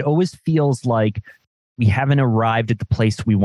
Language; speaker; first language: English; native; English